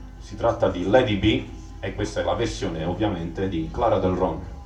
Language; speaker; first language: Italian; native; Italian